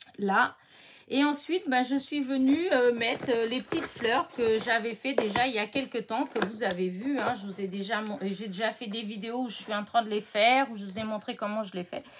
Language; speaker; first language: French; native; French